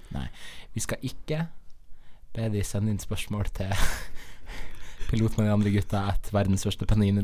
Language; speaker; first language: Norwegian; native; Norwegian